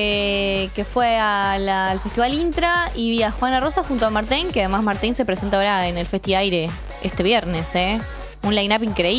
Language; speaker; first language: Spanish; native; Spanish